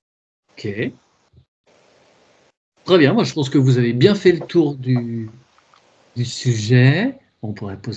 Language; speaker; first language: French; native; French